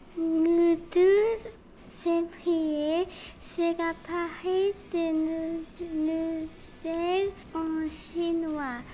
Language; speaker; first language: French; non-native, learner; English